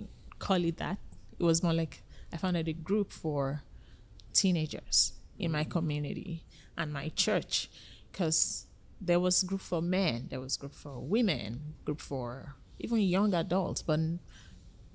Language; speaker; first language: English; non-native, local second language; Yoruba